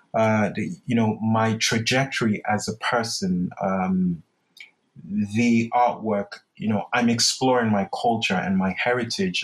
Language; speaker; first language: English; non-native, local second language; Yoruba